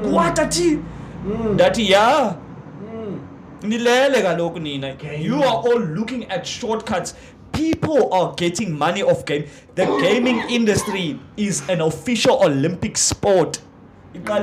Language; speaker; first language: English; non-native, local second language; Xhosa